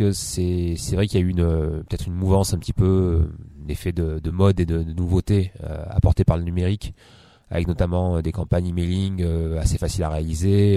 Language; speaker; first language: French; native; French